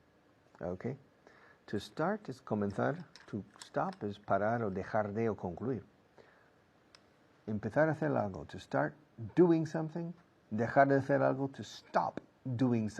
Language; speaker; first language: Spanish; non-native, fluent; English